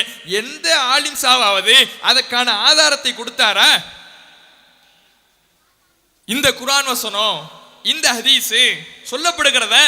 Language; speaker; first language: Tamil; native; Tamil